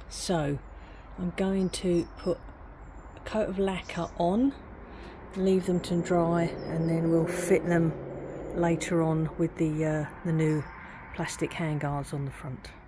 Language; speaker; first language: English; native; English